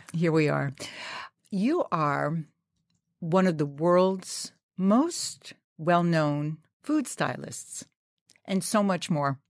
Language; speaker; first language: English; native; English